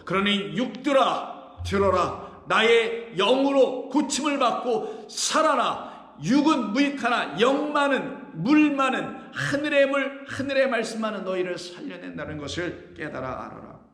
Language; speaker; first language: Korean; native; Korean